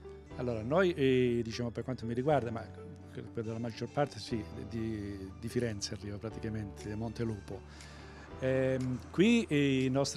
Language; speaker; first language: Italian; native; Italian